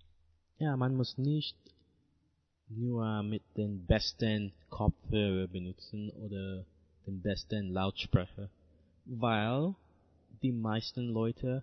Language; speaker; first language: German; non-native, learner; English